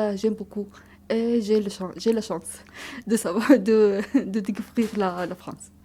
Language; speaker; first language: French; non-native, learner; Arabic